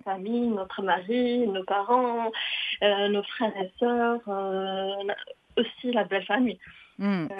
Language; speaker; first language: French; non-native, local second language; Arabic